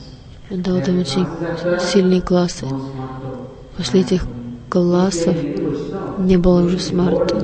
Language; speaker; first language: Russian; non-native, learner; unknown